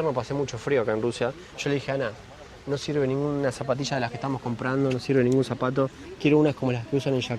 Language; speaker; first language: Spanish; native; Spanish